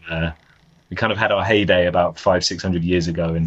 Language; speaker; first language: English; native; English